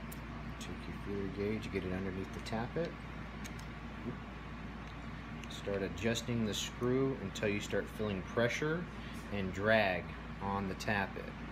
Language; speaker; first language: English; native; English